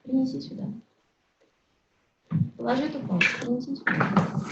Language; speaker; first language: Russian; native; Russian